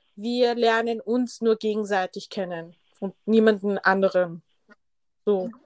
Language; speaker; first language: German; early bilingual, other home language; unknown